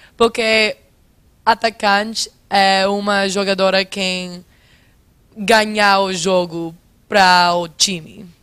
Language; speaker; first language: Portuguese; non-native, fluent; English